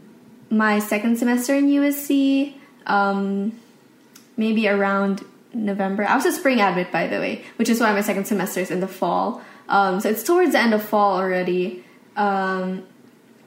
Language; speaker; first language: English; non-native, local second language; Filipino